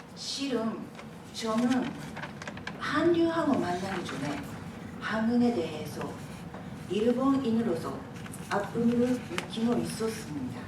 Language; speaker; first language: Korean; non-native, fluent; Japanese